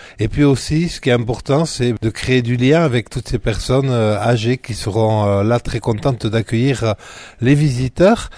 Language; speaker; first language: French; native; French